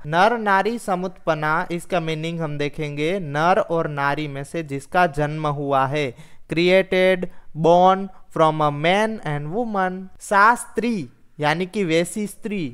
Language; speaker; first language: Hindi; non-native, local second language; Gujarati